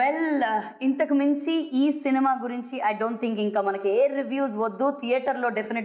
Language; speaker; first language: Telugu; native; Telugu